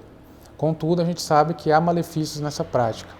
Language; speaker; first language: Portuguese; native; Portuguese